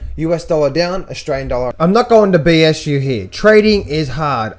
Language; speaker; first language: English; native; English